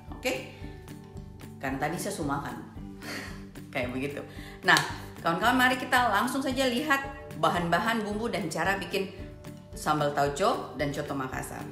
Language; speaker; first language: Indonesian; native; Indonesian